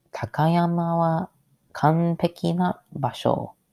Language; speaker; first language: Japanese; non-native, learner; English